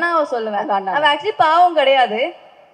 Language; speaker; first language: Tamil; non-native, fluent; Malayalam